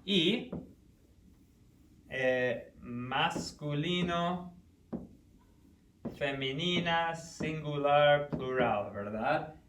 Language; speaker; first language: Spanish; non-native, fluent; English